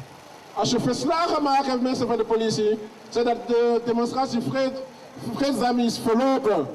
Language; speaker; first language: Dutch; non-native, learner; French